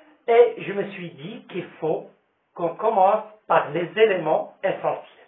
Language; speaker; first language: French; non-native, local second language; Arabic